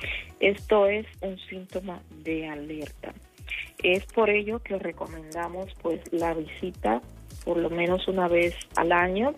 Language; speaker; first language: Spanish; native; Spanish